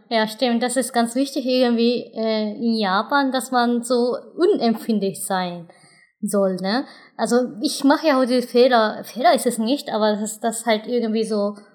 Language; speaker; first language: German; non-native, fluent; Japanese